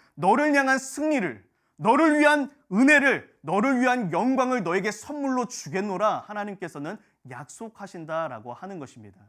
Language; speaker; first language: Korean; native; Korean